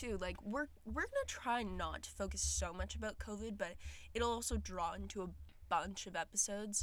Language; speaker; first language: English; native; English